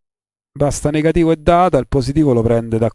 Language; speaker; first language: Italian; native; Italian